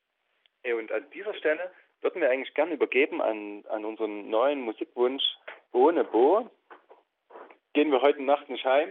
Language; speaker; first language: German; native; German